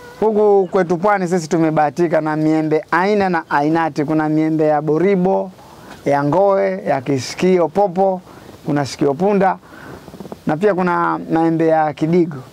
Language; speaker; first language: Swahili; non-native, local second language; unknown